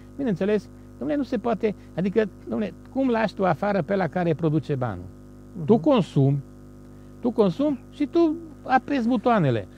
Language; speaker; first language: Romanian; non-native, local second language; Hungarian